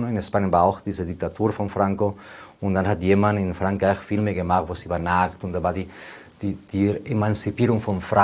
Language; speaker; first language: German; non-native, learner; Spanish